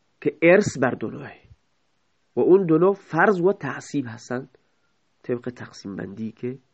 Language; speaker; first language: Persian; native; Persian